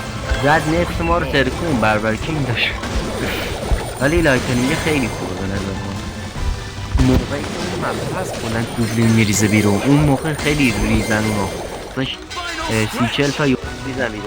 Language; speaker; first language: Persian; native; Persian